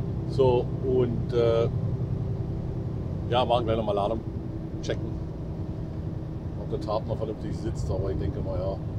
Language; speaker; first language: German; native; German